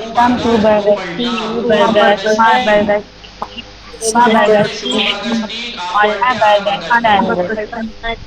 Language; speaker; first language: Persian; non-native, learner; Urdu